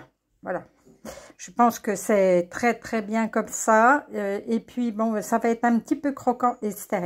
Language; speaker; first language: French; native; French